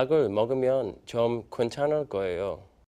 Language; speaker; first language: Korean; non-native, learner; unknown